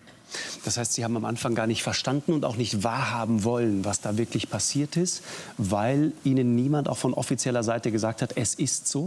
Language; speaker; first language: German; native; German